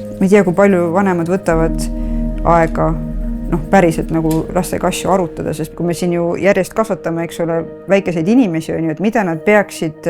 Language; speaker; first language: Estonian; native; Estonian